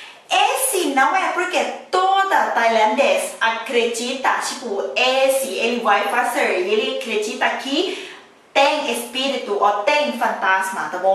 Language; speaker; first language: Portuguese; non-native, learner; Thai